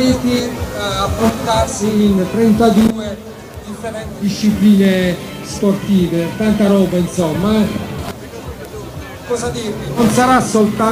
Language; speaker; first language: Italian; native; Italian